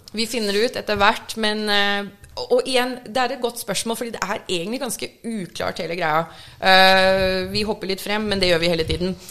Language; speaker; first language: Norwegian; early bilingual, other home language; English